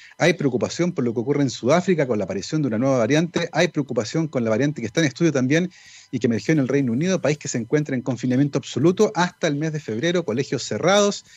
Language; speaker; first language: Spanish; native; Spanish